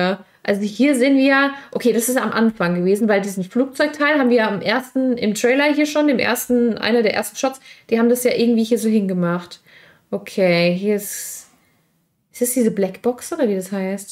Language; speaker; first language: German; native; German